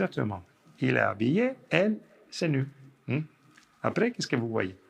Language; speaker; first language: French; non-native, fluent; Italian